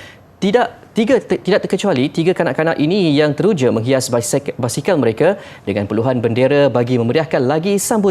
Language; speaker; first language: Malay; native; Malay